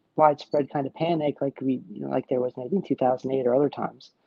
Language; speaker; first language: English; native; English